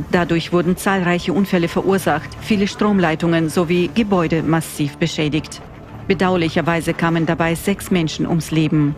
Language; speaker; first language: German; native; German